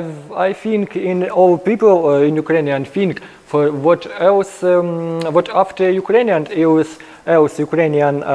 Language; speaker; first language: English; non-native, learner; Ukrainian